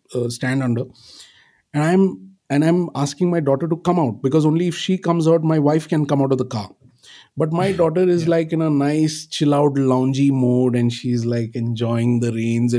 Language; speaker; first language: English; non-native, local second language; Marathi